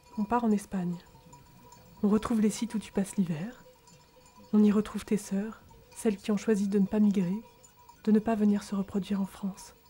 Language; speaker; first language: French; native; French